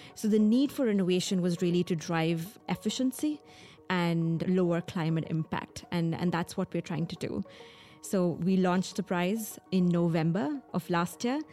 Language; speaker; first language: English; non-native, local second language; Hindi